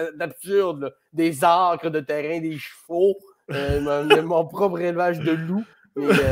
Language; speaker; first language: French; native; French